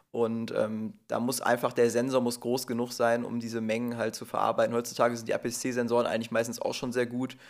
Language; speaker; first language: German; native; German